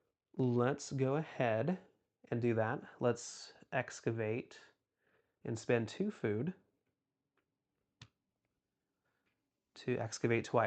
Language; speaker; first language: English; native; English